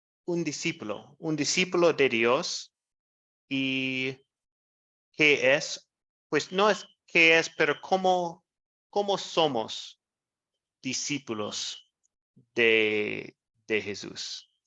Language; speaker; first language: Spanish; non-native, fluent; English